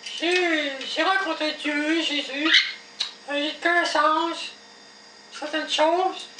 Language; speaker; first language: French; native; French